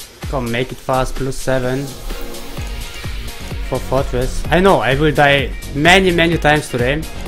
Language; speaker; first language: English; non-native, learner; German